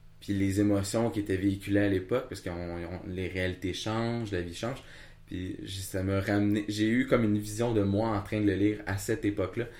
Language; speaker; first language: French; native; French